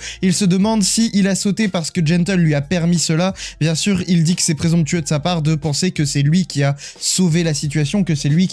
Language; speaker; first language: French; native; French